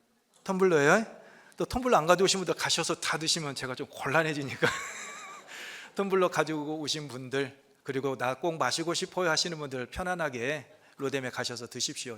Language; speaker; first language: Korean; native; Korean